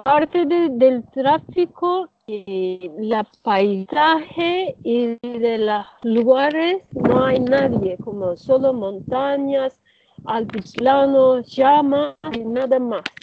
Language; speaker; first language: Spanish; non-native, learner; Turkish